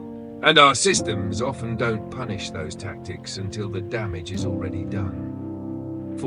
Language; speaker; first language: English; native; English